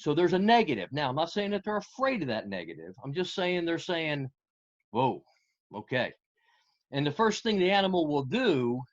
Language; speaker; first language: English; native; English